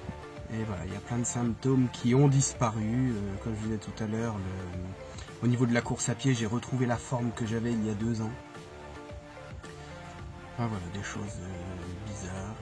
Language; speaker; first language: French; native; French